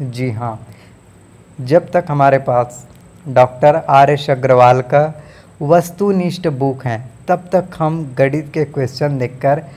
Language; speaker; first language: Hindi; native; Hindi